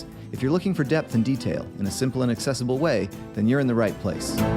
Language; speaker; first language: English; native; English